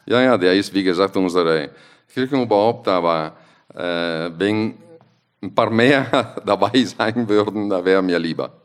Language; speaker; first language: German; non-native, fluent; Italian